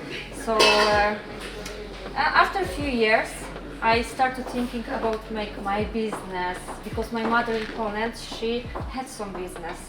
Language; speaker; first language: English; non-native, learner; Polish